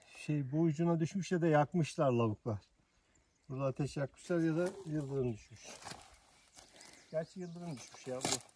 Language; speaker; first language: Turkish; native; Turkish